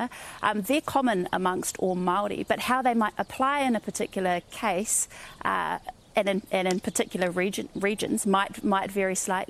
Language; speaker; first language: English; native; English